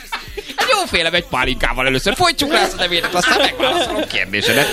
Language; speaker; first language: Hungarian; native; Hungarian